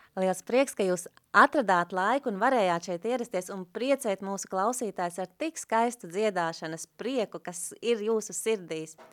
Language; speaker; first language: Latvian; native; Latvian